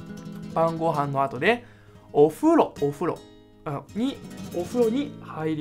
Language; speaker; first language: Japanese; non-native, fluent; Chinese